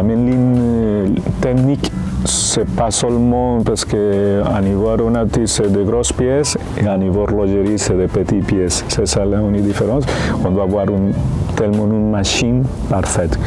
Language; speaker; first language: French; non-native, fluent; Spanish